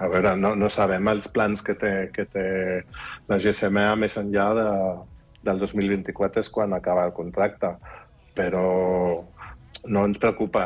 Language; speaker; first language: Catalan; non-native, fluent; German